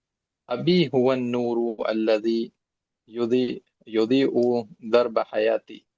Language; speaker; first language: Arabic; non-native, learner; Urdu